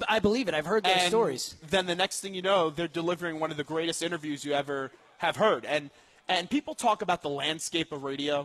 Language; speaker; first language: English; native; English